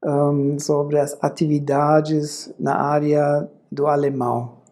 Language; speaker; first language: Portuguese; non-native, fluent; German